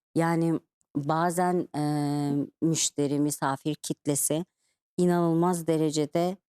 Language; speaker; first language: Turkish; native; Turkish